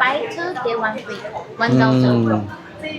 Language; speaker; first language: English; non-native, learner; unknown